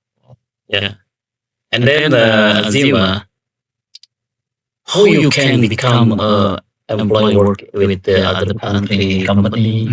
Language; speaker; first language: English; non-native, learner; Indonesian